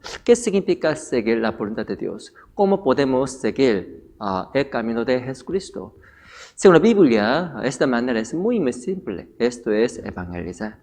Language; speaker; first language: Spanish; non-native, fluent; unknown